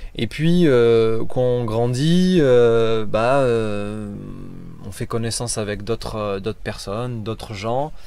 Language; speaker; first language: French; native; French